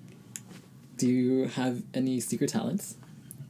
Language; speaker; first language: English; early bilingual, other home language; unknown